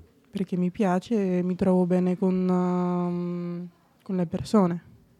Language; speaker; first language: Italian; non-native, fluent; Bulgarian